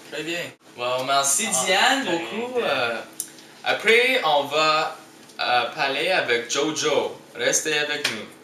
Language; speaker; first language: French; non-native, learner; English